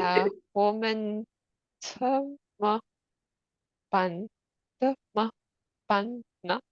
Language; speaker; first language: Chinese; non-native, learner; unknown